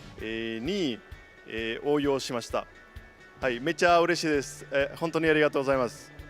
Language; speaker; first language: Japanese; non-native, learner; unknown